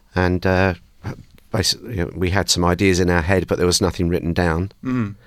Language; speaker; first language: English; native; English